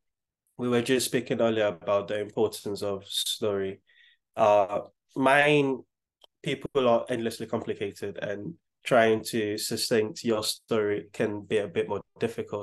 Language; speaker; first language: English; non-native, local second language; Yoruba